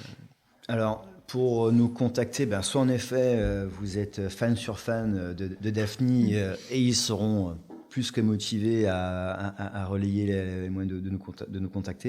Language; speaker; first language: French; native; French